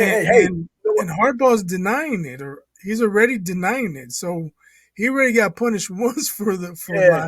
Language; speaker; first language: English; native; English